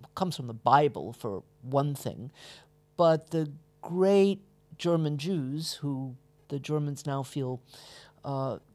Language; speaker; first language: English; native; English